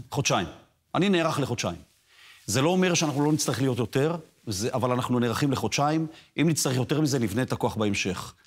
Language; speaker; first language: Hebrew; native; Hebrew